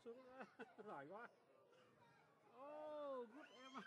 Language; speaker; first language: Vietnamese; early bilingual, heritage; Vietnamese